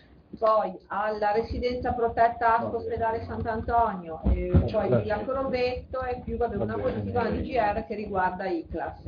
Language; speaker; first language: Italian; native; Italian